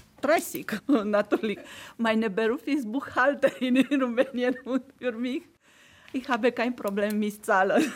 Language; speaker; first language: German; non-native, learner; Romanian